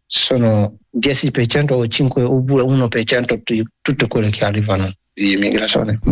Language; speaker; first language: Italian; non-native, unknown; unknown